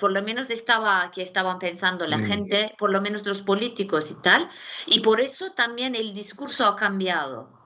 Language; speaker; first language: Spanish; non-native, fluent; Turkish